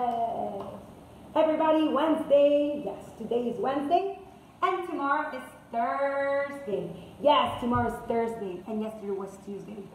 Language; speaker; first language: English; non-native, fluent; Spanish